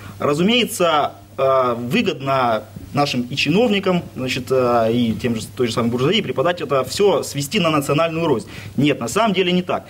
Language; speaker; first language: Russian; native; Russian